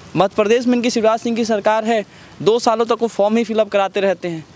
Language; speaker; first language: Hindi; native; Hindi